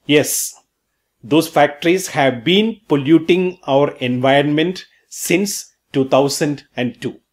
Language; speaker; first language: English; non-native, local second language; Malayalam